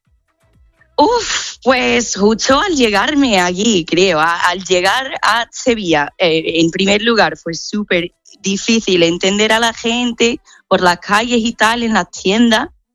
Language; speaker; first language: Spanish; non-native, fluent; English